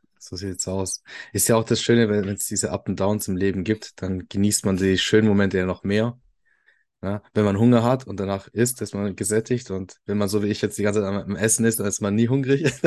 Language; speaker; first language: German; early bilingual, other home language; Italian